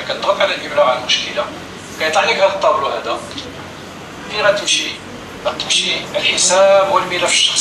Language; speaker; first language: Arabic; native; Arabic